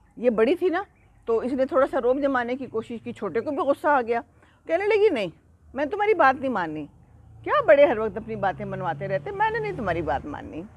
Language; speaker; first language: Urdu; native; Urdu